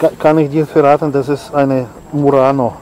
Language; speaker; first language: German; non-native, fluent; Russian